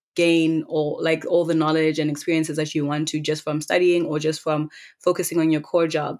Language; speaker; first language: English; non-native, local second language; Tswana